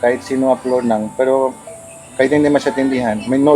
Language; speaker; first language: Filipino; non-native, learner; Punjabi